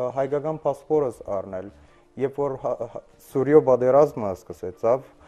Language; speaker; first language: Armenian; early bilingual, heritage; Armenian